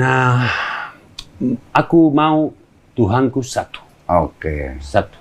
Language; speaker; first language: Indonesian; non-native, learner; Spanish